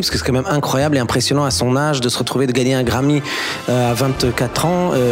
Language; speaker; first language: French; native; French